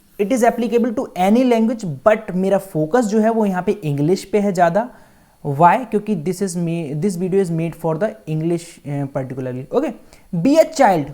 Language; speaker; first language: Hindi; native; Hindi